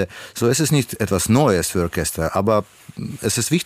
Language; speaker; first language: German; non-native, learner; Russian